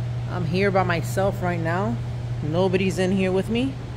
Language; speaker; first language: English; native; English